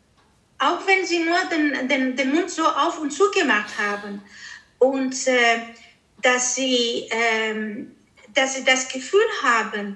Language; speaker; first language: German; early bilingual, heritage; Greek